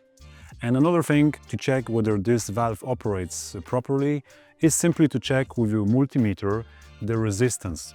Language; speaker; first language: English; non-native, fluent; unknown